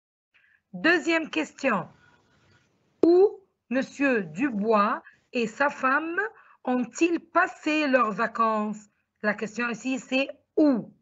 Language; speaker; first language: French; non-native, fluent; Arabic